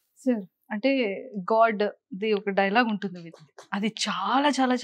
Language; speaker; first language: Telugu; native; Telugu